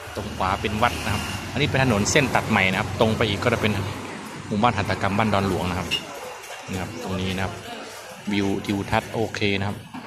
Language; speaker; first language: Thai; native; Thai